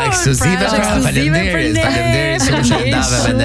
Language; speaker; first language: Albanian; native; Albanian